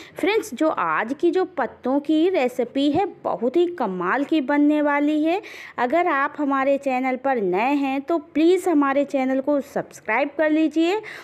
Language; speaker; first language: Hindi; native; Hindi